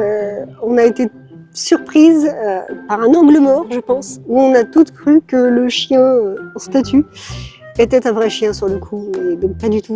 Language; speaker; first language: French; native; French